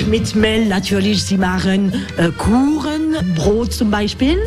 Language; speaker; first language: German; non-native, learner; French